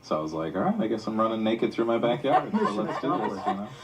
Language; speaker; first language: English; native; English